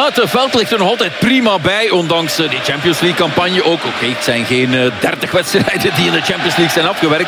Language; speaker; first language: Dutch; native; Dutch